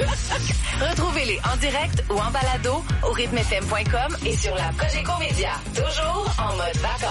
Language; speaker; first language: French; native; French